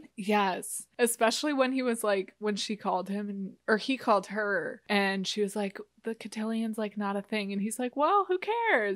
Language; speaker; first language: English; native; English